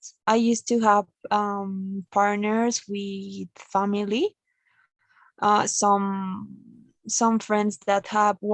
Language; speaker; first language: English; non-native, learner; Spanish